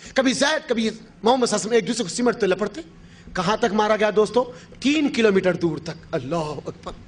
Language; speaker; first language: Urdu; native; Urdu